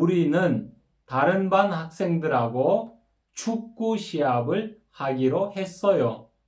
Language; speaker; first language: Korean; non-native, fluent; Kyrgyz